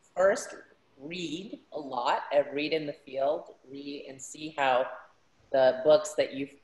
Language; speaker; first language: English; early bilingual, other home language; Spanish